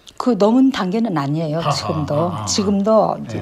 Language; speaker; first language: Korean; native; Korean